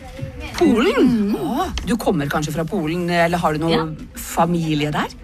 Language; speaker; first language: Norwegian; native; Norwegian